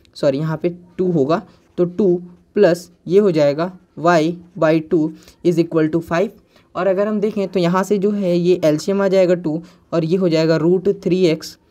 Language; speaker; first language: Hindi; native; Hindi